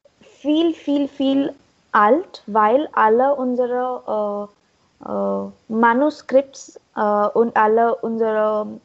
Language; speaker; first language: German; non-native, learner; Marathi